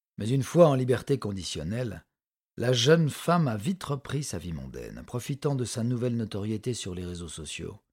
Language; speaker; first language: French; native; French